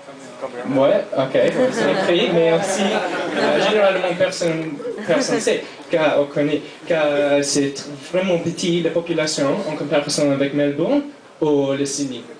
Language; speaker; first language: French; non-native, fluent; English